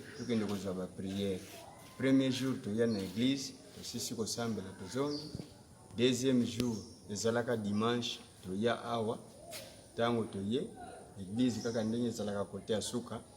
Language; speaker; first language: Lingala; non-native, local second language; Kongo